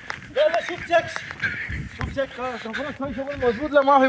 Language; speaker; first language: Arabic; non-native, learner; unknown